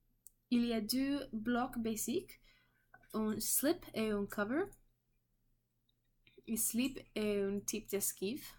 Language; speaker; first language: French; non-native, learner; English